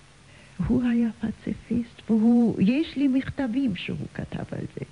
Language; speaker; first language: Hebrew; non-native, fluent; German